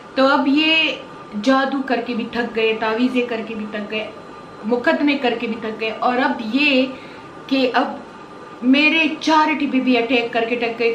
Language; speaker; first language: Urdu; non-native, local second language; Pashto